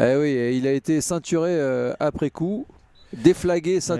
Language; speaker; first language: French; native; French